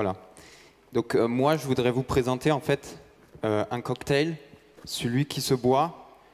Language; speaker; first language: French; early bilingual, heritage; French